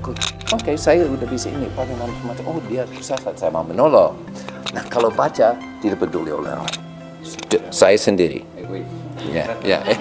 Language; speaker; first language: Indonesian; non-native, fluent; English